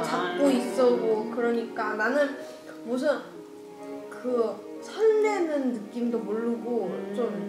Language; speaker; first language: Korean; non-native, learner; Chinese